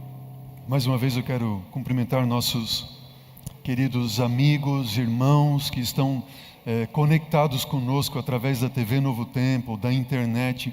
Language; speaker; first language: Portuguese; native; Portuguese